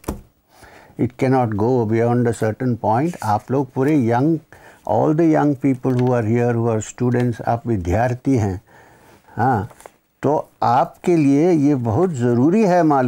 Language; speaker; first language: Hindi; non-native, local second language; Malayalam